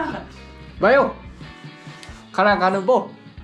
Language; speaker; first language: English; non-native, learner; Japanese